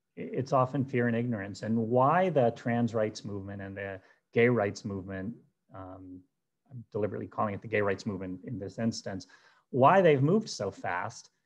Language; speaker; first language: English; native; English